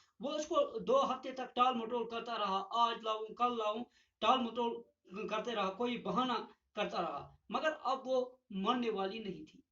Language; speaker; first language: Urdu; non-native, local second language; Gujari